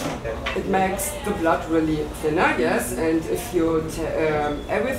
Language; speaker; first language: English; non-native, learner; German